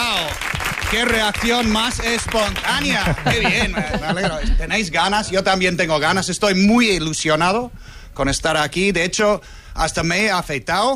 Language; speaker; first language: Spanish; non-native, fluent; English